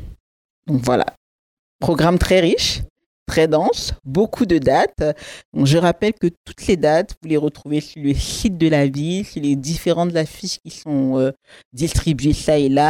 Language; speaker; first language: French; native; French